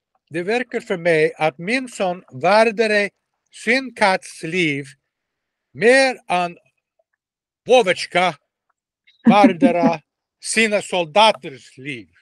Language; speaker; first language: Swedish; non-native, learner; Russian